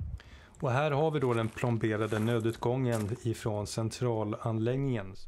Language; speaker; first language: Swedish; native; Swedish